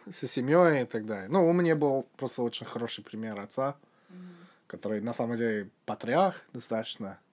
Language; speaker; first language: Russian; non-native, fluent; English